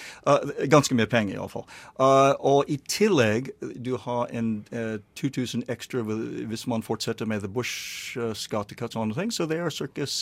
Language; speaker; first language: Norwegian; non-native, learner; English